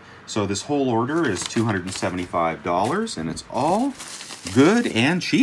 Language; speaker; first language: English; native; English